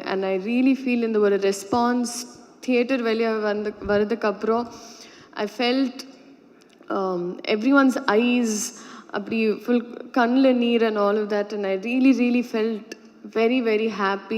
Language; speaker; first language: Tamil; non-native, fluent; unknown